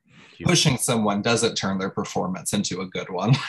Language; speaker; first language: English; native; English